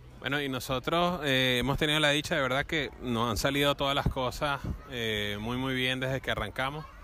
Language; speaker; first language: Spanish; native; Spanish